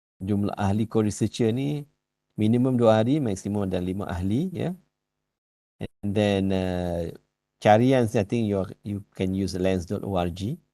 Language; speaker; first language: Malay; native; Malay